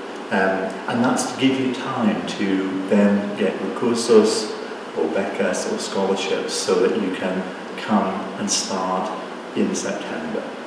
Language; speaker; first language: English; native; English